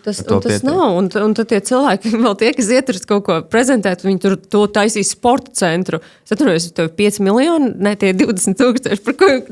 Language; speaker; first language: Latvian; native; Latvian